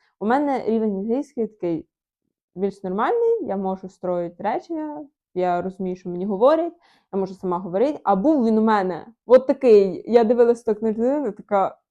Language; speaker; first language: Ukrainian; non-native, local second language; Russian